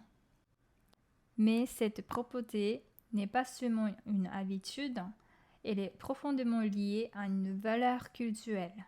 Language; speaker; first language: French; non-native, fluent; Japanese